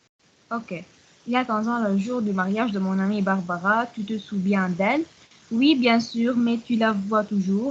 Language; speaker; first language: French; non-native, learner; Arabic